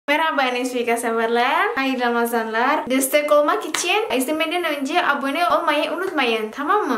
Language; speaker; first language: Turkish; non-native, learner; Indonesian